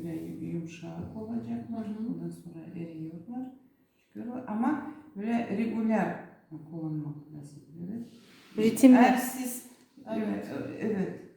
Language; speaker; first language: Turkish; non-native, learner; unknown